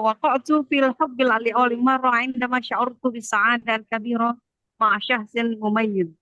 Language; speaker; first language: Arabic; non-native, learner; Indonesian